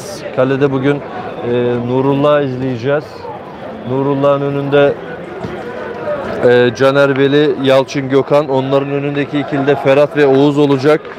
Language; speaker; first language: Turkish; native; Turkish